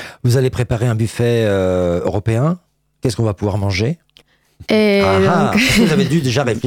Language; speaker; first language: French; native; French